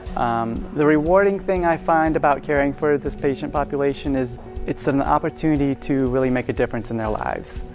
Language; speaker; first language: English; native; English